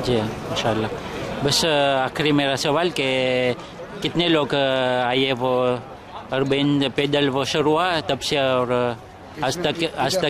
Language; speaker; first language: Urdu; non-native, learner; Gujarati